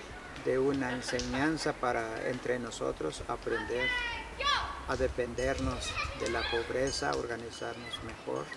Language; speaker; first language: Spanish; non-native, local second language; Kʼicheʼ